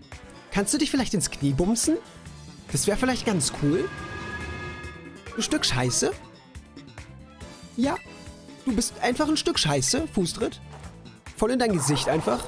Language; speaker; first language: German; native; German